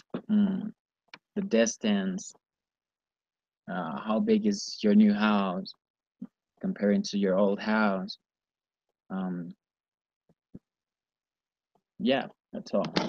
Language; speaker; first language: English; non-native, learner; Spanish